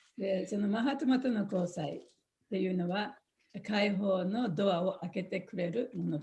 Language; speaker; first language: Japanese; native; Japanese